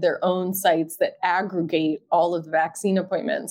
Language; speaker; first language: English; native; English